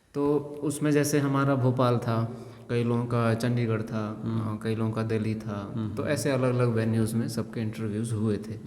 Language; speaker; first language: Hindi; native; Hindi